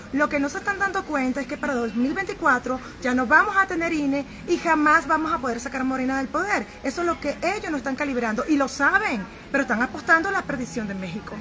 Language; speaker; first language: Spanish; native; Spanish